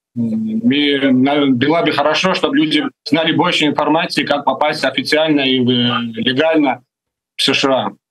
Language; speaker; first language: Russian; non-native, fluent; Georgian